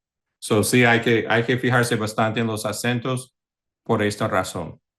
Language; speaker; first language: Spanish; early bilingual, heritage; English